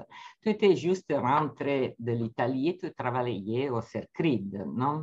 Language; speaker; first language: French; non-native, fluent; Italian